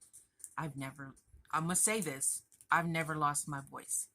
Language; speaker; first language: English; native; English